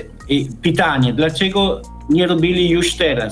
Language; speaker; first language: Polish; non-native, learner; Italian